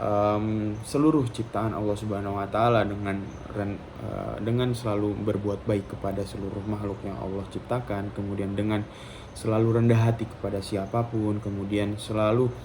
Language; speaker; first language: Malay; non-native, local second language; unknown